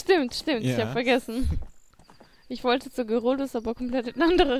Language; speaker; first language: German; non-native, fluent; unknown